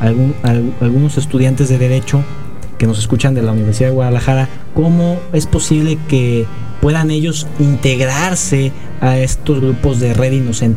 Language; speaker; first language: Spanish; native; Spanish